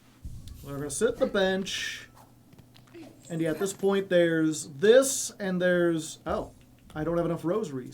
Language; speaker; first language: English; native; English